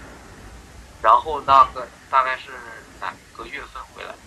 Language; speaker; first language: Chinese; native; Chinese